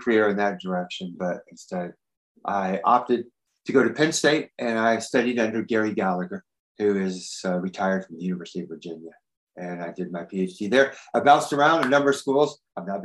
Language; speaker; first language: English; native; English